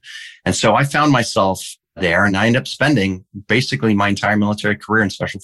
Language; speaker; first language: English; early bilingual, heritage; English